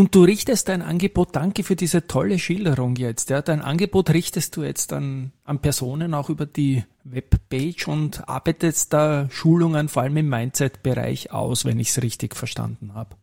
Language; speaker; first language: German; native; German